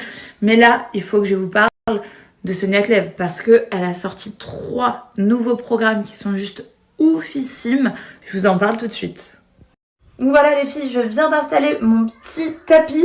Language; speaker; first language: French; native; French